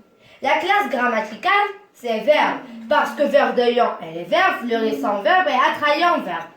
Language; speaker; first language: French; non-native, learner; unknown